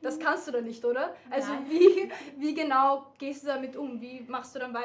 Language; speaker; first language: German; native; German